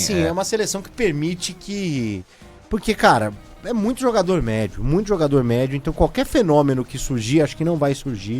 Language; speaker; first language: Portuguese; native; Portuguese